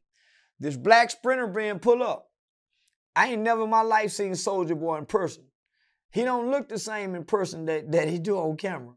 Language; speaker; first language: English; native; English